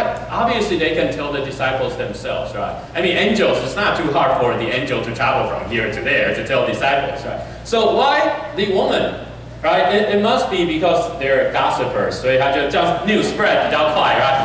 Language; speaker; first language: English; early bilingual, other home language; Chinese